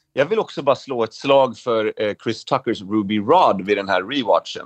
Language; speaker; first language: Swedish; native; Swedish